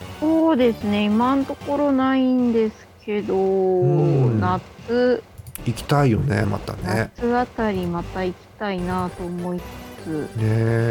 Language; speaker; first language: Japanese; native; Japanese